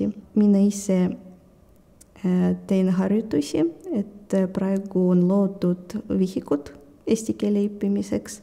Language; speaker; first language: Estonian; non-native, local second language; Russian